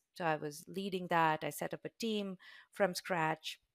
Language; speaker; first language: English; non-native, local second language; Hindi